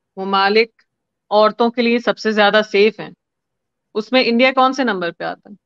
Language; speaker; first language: Hindi; native; Hindi